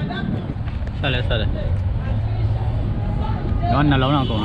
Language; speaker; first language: English; non-native, learner; Burmese